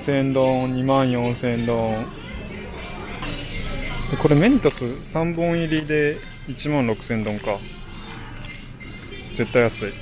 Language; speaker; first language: Japanese; native; Japanese